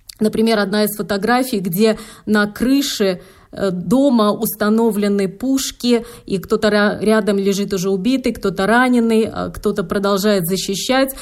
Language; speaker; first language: Russian; native; Russian